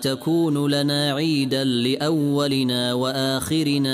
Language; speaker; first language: Arabic; native; Arabic